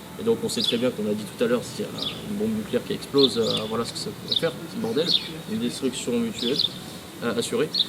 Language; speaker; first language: French; native; French